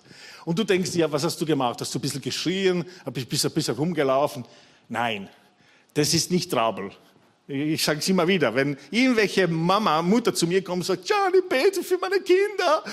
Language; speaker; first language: German; non-native, fluent; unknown